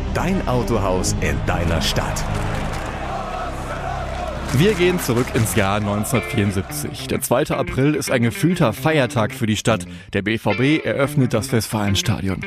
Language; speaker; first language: German; native; German